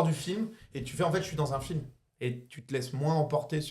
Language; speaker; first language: French; native; French